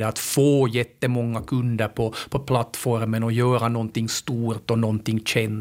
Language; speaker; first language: Swedish; native; Swedish